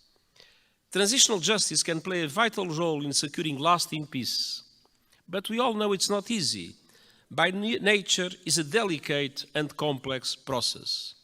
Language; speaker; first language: English; non-native, fluent; Portuguese